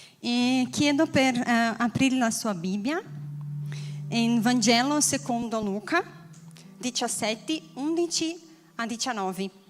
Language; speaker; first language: Italian; non-native, learner; Portuguese